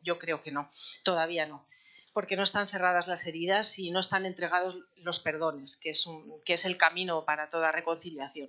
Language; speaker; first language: Spanish; native; Spanish